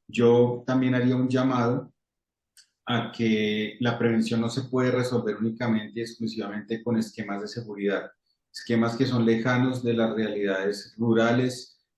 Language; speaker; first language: Spanish; native; Spanish